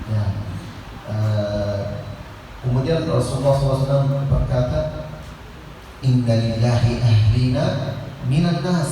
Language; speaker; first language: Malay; non-native, learner; Arabic